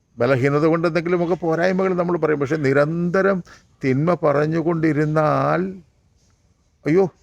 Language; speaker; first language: Malayalam; native; Malayalam